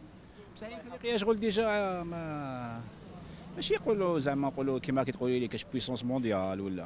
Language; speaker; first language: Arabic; native; Arabic